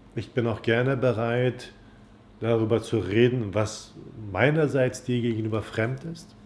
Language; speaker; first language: German; non-native, fluent; Turkish